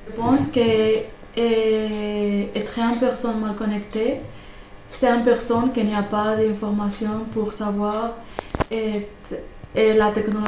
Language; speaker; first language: French; non-native, learner; Spanish